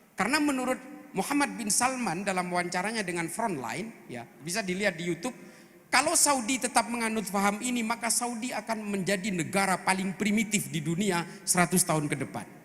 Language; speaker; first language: Indonesian; non-native, local second language; Madurese